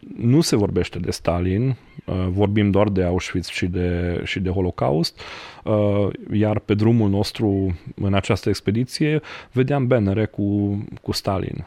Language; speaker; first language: Romanian; non-native, local second language; Hungarian